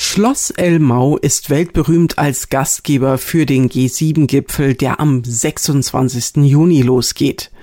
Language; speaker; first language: German; native; German